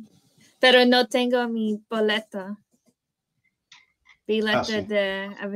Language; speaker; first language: Spanish; non-native, learner; English